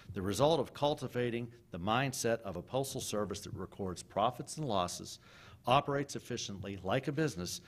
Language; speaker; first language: English; native; English